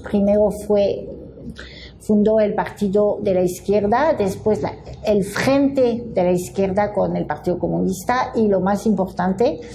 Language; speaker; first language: Spanish; non-native, fluent; French